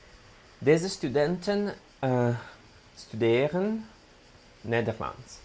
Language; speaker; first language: Dutch; non-native, fluent; Italian